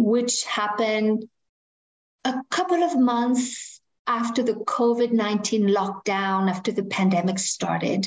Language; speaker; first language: English; non-native, fluent; French